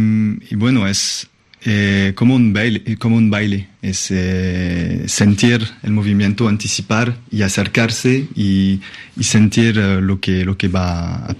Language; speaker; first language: Spanish; non-native, fluent; French